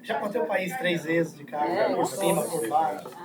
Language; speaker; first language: Portuguese; native; Portuguese